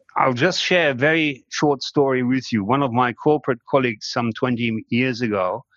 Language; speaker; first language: English; non-native, fluent; German